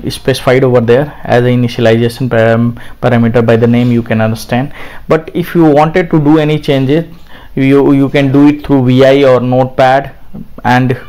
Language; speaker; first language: English; non-native, local second language; Hindi